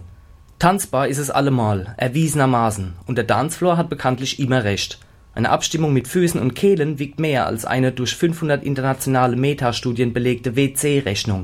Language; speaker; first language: German; native; German